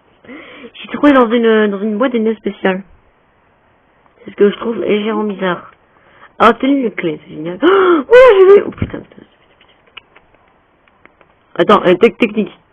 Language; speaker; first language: French; native; French